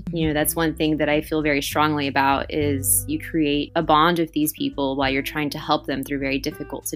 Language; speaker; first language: English; native; English